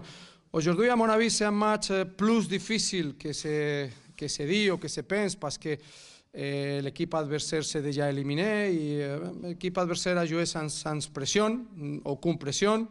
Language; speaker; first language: French; non-native, fluent; Catalan